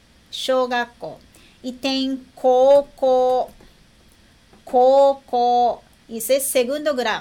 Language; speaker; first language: Portuguese; non-native, learner; Japanese